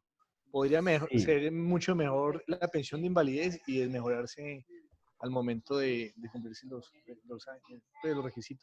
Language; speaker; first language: Spanish; native; Spanish